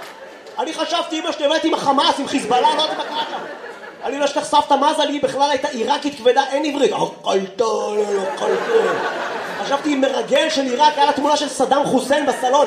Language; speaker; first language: Hebrew; native; Hebrew